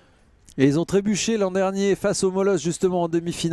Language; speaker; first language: French; native; French